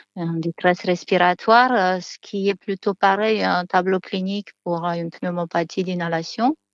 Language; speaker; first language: French; non-native, fluent; Romanian